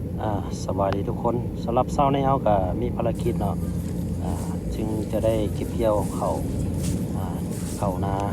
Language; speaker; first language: Thai; non-native, local second language; Northeastern Thai